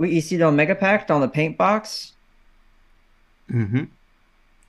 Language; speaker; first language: French; non-native, fluent; English